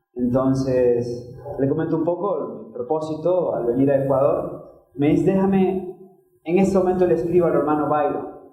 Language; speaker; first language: Spanish; native; Spanish